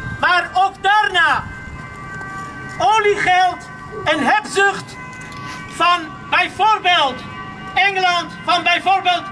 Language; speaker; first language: Dutch; non-native, fluent; Armenian